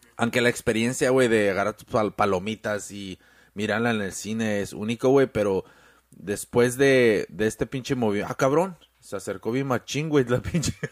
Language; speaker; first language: Spanish; early bilingual, heritage; Spanish